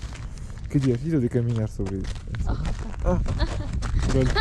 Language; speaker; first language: Spanish; non-native, learner; French